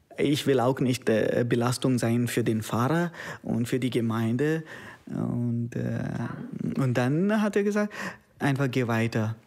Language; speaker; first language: German; non-native, learner; Konkani